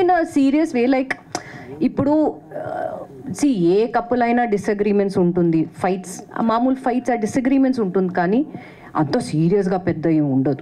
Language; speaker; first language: Telugu; non-native, fluent; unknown